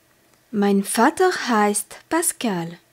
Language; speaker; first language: German; non-native, fluent; French